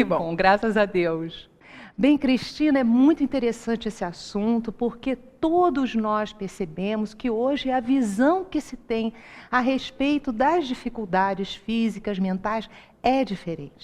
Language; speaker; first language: Portuguese; native; Portuguese